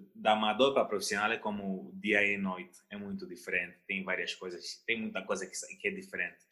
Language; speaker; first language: Portuguese; native; Portuguese